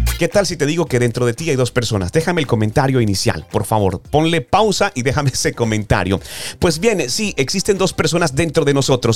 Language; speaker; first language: Spanish; native; Spanish